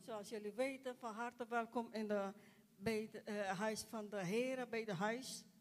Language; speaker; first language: Dutch; non-native, local second language; Papiamento